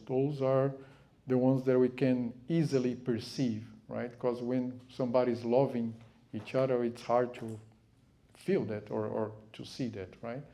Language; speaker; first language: English; non-native, fluent; Portuguese